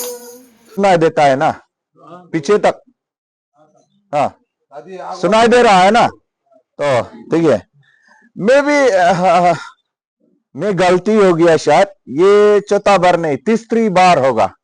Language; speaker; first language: Hindi; non-native, local second language; Khasi